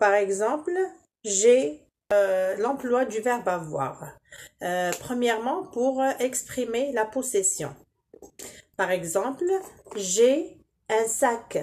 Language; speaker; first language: French; non-native, local second language; Arabic